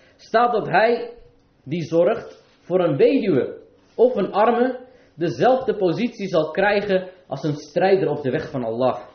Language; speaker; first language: Dutch; early bilingual, other home language; Arabic